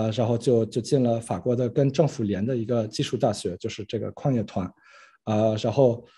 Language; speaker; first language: Chinese; early bilingual, other home language; French